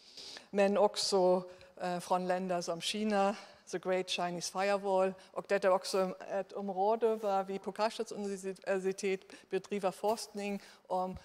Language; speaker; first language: Swedish; non-native, fluent; German